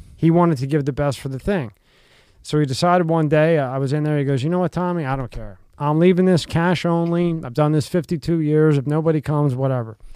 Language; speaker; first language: English; native; English